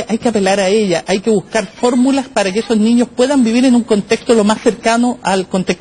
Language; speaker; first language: Spanish; native; Spanish